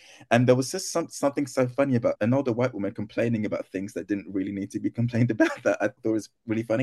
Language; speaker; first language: English; non-native, local second language; Akan